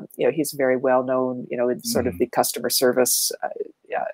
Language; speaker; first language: English; native; English